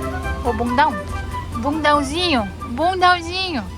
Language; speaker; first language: Portuguese; native; Portuguese